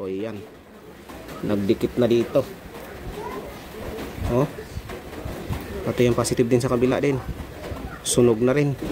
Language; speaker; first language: Filipino; native; Filipino